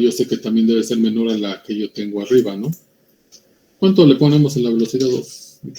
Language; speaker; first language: Spanish; native; Spanish